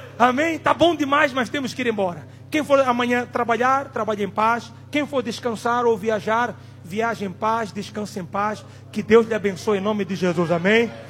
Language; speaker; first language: Portuguese; non-native, local second language; Tsonga